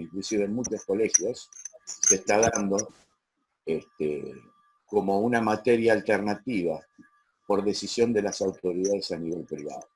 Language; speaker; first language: Spanish; native; Spanish